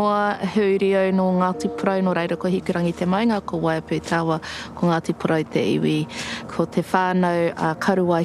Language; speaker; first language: English; native; English